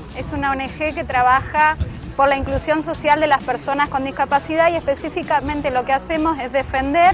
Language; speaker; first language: Spanish; native; Spanish